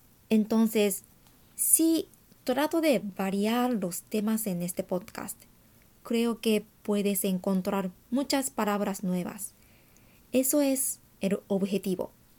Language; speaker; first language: Spanish; non-native, fluent; Japanese